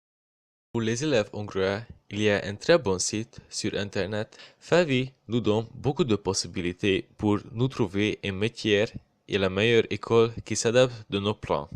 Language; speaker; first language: French; non-native, learner; Hungarian